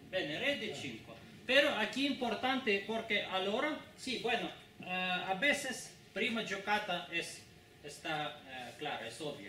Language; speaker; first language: Italian; non-native, learner; Spanish